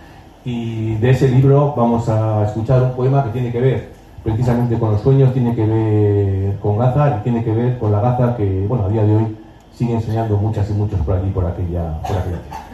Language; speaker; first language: Spanish; native; Spanish